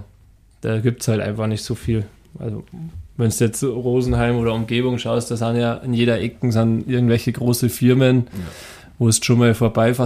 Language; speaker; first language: German; native; German